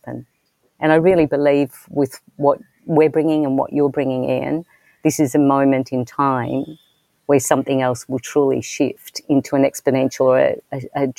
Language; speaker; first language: English; native; English